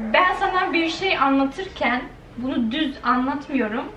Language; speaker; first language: Turkish; early bilingual, heritage; Turkish